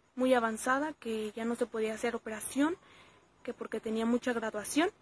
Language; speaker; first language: Spanish; native; Spanish